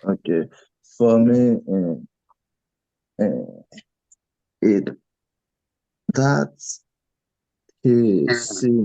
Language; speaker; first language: English; non-native, learner; Haitian Creole